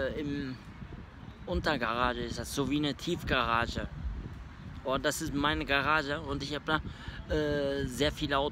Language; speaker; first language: German; early bilingual, other home language; Turkish